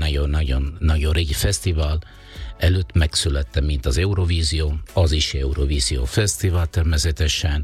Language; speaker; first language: Hungarian; non-native, fluent; Italian